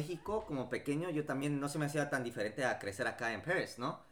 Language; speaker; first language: Spanish; early bilingual, heritage; Spanish